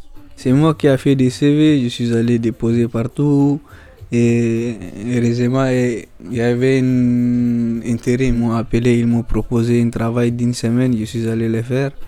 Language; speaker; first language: French; non-native, fluent; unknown